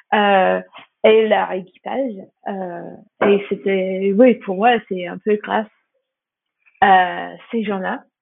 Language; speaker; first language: French; non-native, fluent; English